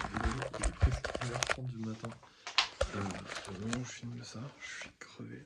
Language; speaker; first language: French; native; French